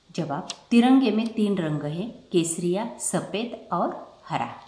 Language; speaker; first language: Hindi; non-native, local second language; Marathi